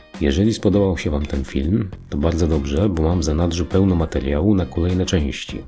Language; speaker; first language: Polish; native; Polish